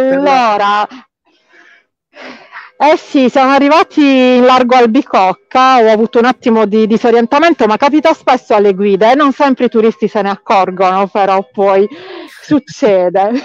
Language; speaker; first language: Italian; native; Italian